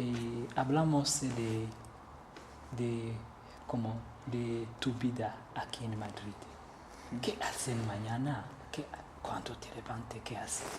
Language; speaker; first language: Spanish; non-native, learner; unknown